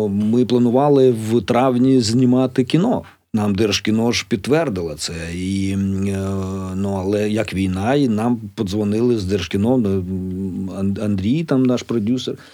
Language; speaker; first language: Ukrainian; native; Ukrainian